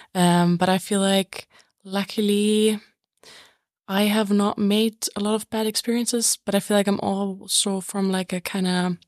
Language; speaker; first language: English; non-native, fluent; German